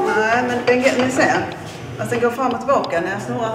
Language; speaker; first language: Swedish; native; Swedish